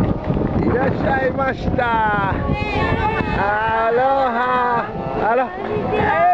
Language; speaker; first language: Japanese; non-native, fluent; English